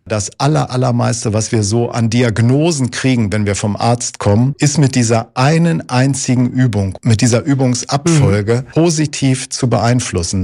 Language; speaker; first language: German; native; German